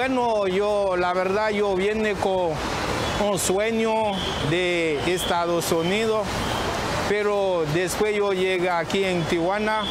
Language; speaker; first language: Spanish; non-native, learner; Haitian Creole